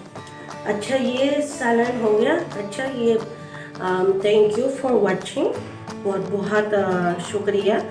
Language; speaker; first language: Hindi; non-native, learner; Filipino